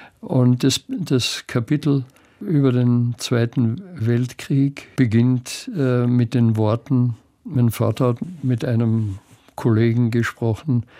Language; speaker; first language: German; native; German